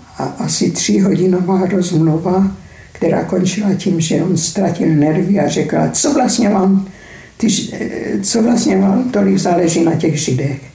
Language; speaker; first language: Czech; non-native, fluent; Hungarian